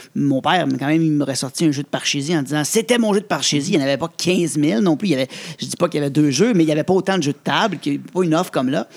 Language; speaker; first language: French; native; French